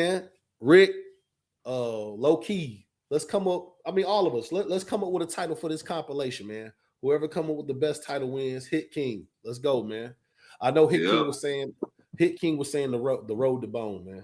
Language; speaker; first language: English; native; English